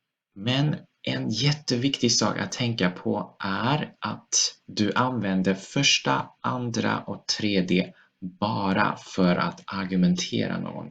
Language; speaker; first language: Swedish; non-native, fluent; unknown